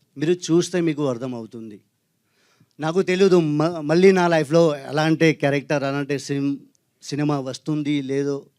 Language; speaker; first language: Telugu; non-native, learner; Hindi